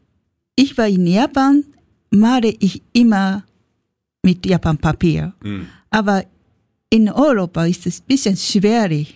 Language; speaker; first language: German; non-native, learner; Japanese